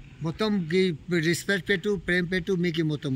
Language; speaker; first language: Telugu; non-native, learner; Hindi